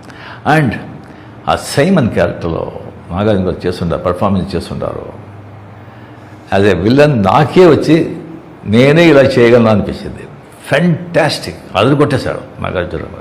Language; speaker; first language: Telugu; non-native, local second language; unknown